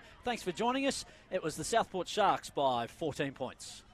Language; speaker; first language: English; native; English